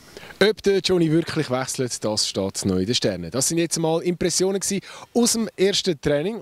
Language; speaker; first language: German; native; German